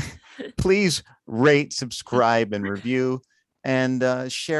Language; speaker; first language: English; native; English